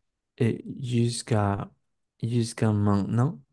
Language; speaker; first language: French; non-native, learner; Spanish